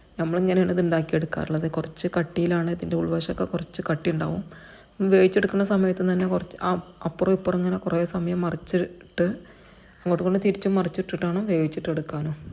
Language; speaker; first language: Malayalam; native; Malayalam